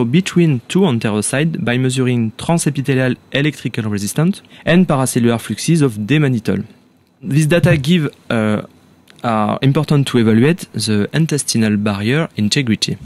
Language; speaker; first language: English; non-native, fluent; French